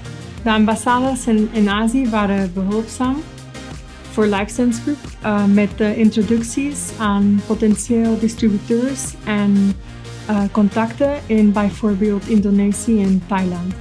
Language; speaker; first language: Dutch; non-native, fluent; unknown